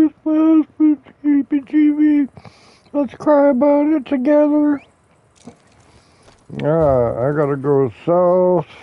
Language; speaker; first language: English; native; English